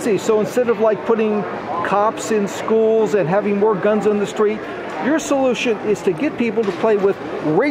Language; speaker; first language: English; native; English